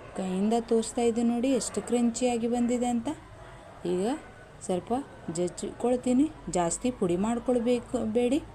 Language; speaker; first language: Kannada; non-native, local second language; Konkani